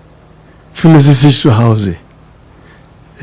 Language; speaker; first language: German; non-native, learner; Luo (Kenya and Tanzania)